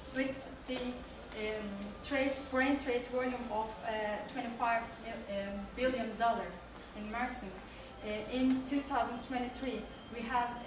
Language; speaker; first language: English; non-native, fluent; Turkish